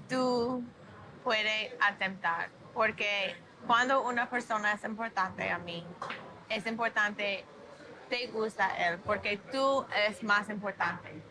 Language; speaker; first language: Spanish; non-native, learner; English